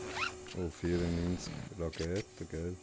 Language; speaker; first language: German; native; German